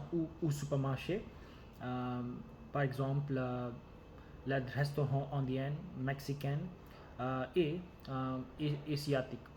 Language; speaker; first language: French; non-native, learner; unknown